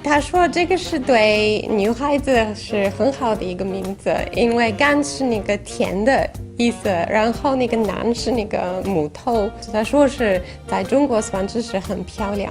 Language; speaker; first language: Chinese; non-native, fluent; English